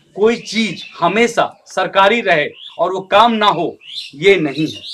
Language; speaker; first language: Hindi; non-native, local second language; Bangla